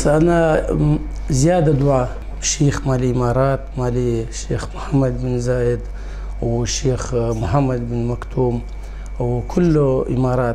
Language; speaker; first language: Arabic; non-native, learner; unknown